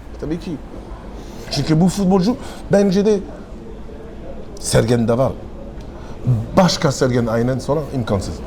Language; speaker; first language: Turkish; non-native, learner; French